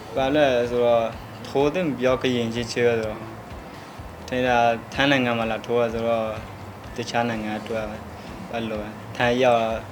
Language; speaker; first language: Burmese; non-native, local second language; Karen languages